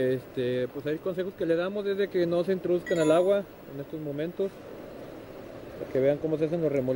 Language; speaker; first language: Spanish; native; Spanish